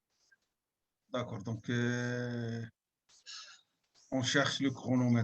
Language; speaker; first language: French; non-native, local second language; Arabic